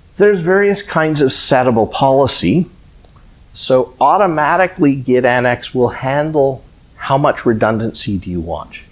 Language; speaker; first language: English; native; English